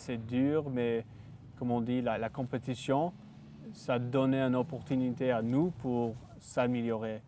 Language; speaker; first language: French; non-native, local second language; English